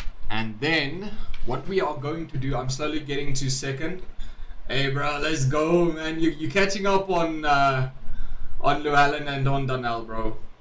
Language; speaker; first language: English; non-native, local second language; Afrikaans